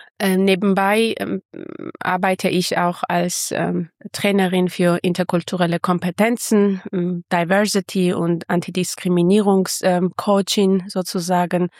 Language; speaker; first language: German; non-native, fluent; Armenian